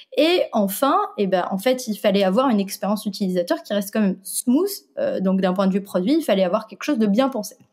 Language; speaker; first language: French; non-native, local second language; Arabic